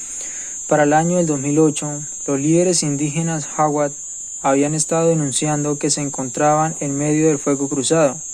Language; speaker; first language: Spanish; native; Spanish